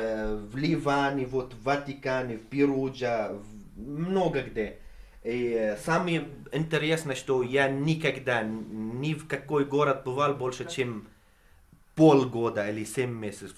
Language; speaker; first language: Russian; non-native, fluent; Arabic